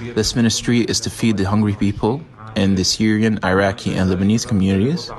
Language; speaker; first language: English; non-native, fluent; Arabic